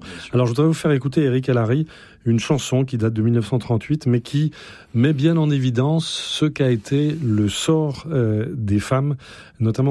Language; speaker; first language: French; native; French